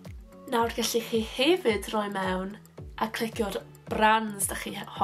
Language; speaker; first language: Welsh; non-native, local second language; English